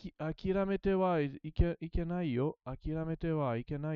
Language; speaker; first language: Japanese; non-native, learner; English